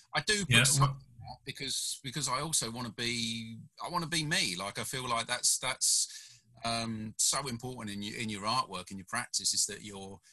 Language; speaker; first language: English; native; English